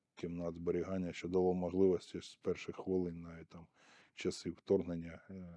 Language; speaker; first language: Ukrainian; native; Ukrainian